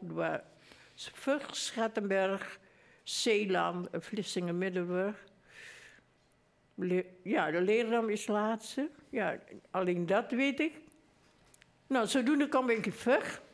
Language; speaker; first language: Dutch; early bilingual, other home language; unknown